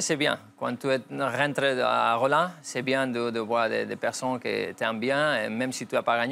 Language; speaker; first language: French; non-native, fluent; Spanish